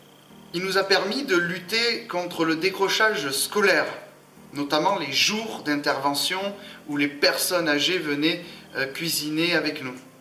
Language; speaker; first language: French; native; French